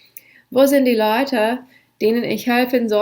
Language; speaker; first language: German; non-native, fluent; English